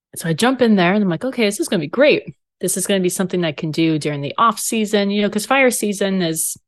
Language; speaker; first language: English; native; English